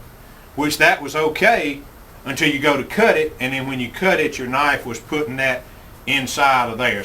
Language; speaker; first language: English; native; English